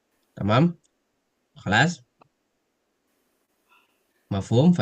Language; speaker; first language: Arabic; non-native, fluent; Indonesian